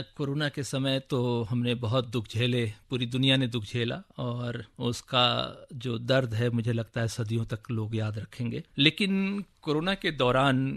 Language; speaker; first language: Hindi; native; Hindi